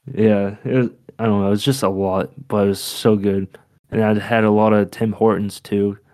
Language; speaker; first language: English; native; English